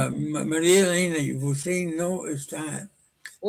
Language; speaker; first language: Portuguese; non-native, fluent; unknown